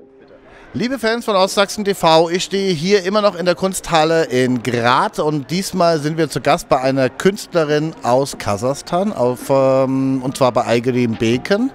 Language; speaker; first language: German; native; German